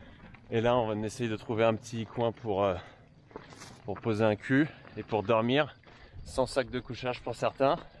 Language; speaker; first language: French; native; French